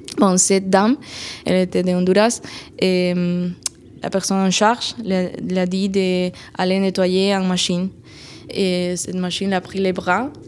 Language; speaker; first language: French; non-native, fluent; Spanish